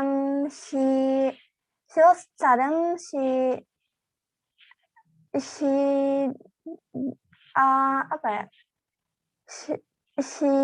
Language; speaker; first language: English; non-native, learner; Indonesian